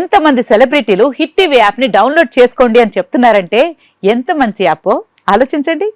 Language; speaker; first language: Telugu; native; Telugu